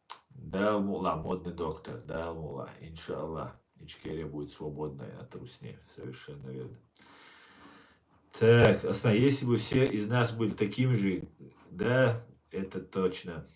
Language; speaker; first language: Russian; non-native, local second language; Chechen